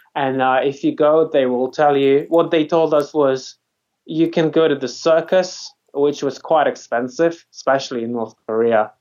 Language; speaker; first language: English; non-native, fluent; Polish